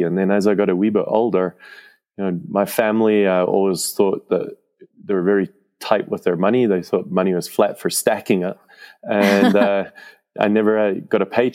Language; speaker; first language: English; native; English